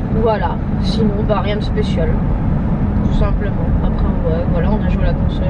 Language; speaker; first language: French; native; French